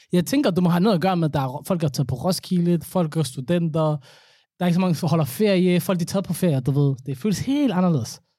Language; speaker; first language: Danish; early bilingual, other home language; Somali